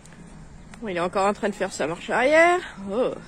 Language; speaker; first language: French; native; French